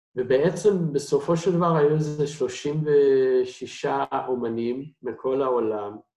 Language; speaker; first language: Hebrew; non-native, fluent; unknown